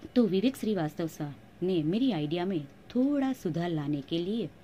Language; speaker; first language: Hindi; non-native, local second language; Gujarati